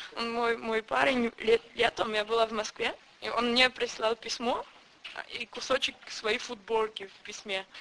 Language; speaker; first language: Russian; non-native, fluent; German